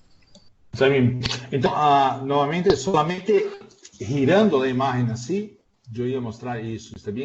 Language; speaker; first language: Spanish; non-native, fluent; Portuguese